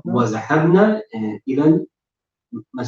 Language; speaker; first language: Arabic; non-native, learner; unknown